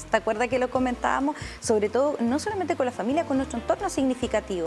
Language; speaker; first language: Spanish; native; Spanish